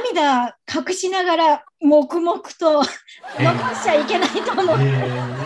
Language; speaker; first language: Japanese; non-native, fluent; Chinese